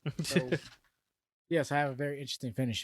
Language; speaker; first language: English; native; English